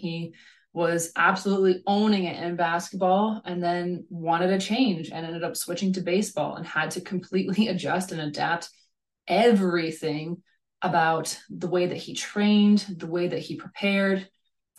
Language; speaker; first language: English; native; English